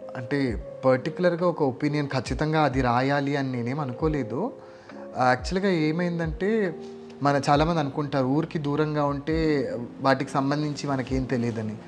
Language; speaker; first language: Telugu; non-native, local second language; Lambadi